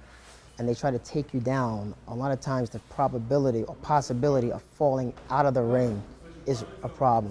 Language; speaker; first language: English; native; English